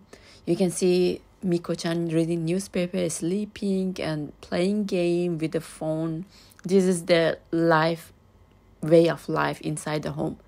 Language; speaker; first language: English; non-native, learner; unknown